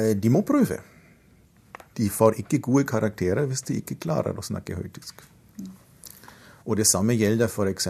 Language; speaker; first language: Norwegian; non-native, fluent; German